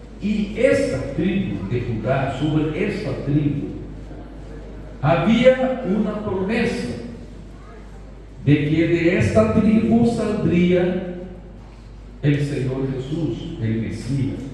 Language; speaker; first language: Spanish; non-native, fluent; Portuguese